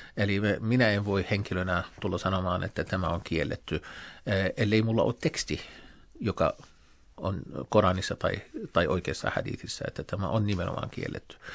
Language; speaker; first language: Finnish; non-native, fluent; Arabic